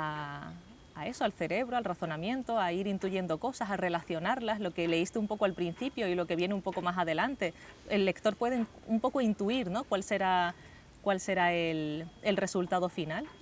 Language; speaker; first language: Spanish; native; Spanish